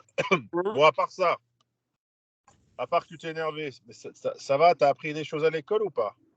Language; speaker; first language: French; native; French